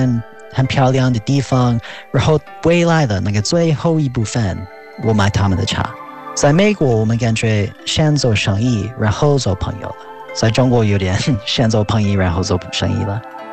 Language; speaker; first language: Chinese; non-native, fluent; English